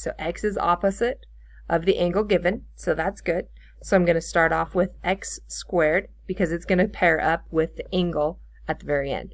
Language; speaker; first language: English; native; English